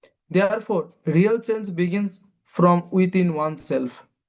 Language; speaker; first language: English; non-native, local second language; Bangla